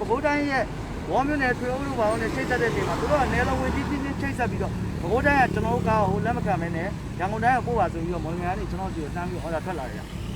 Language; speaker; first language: Burmese; non-native, local second language; Tedim Chin